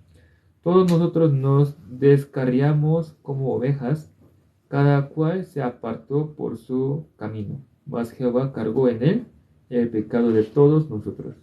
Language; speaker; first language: Spanish; non-native, learner; Korean